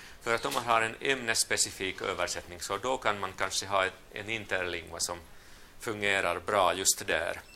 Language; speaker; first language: Swedish; non-native, local second language; Finnish